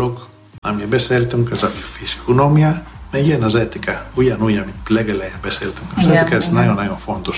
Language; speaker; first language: Hungarian; non-native, fluent; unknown